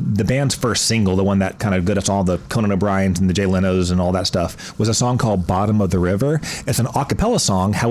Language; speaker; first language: English; native; English